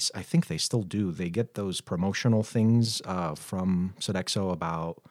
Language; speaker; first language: English; non-native, fluent; Arabic